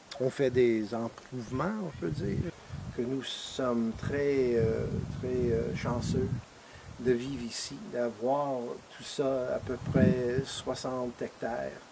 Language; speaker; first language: French; non-native, fluent; English